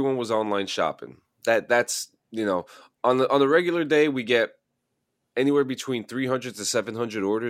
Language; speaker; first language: English; native; English